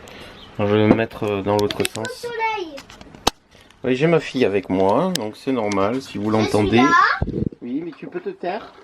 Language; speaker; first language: French; native; French